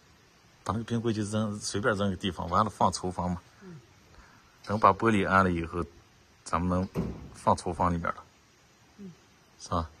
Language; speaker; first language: Chinese; native; Chinese